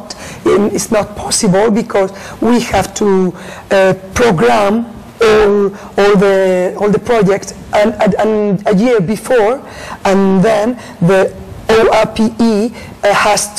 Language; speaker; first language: English; non-native, learner; Spanish